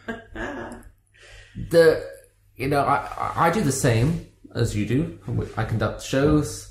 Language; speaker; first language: English; native; English